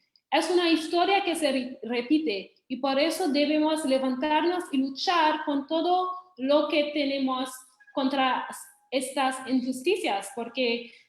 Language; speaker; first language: Spanish; non-native, fluent; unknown